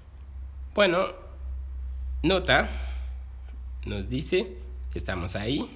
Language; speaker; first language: Spanish; non-native, fluent; Haitian Creole